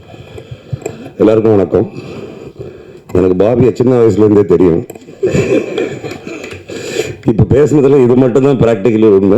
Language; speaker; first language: Tamil; native; Tamil